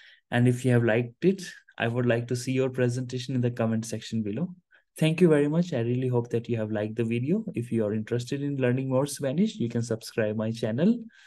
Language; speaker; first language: English; non-native, local second language; Hindi